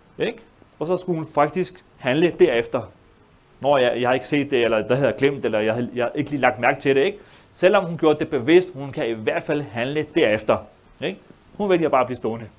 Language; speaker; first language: Danish; early bilingual, other home language; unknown